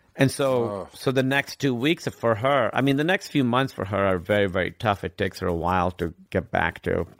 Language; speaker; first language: English; non-native, local second language; Urdu